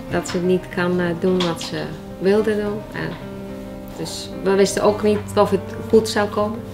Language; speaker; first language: Dutch; non-native, fluent; Icelandic